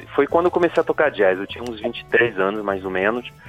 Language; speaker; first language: Portuguese; non-native, fluent; French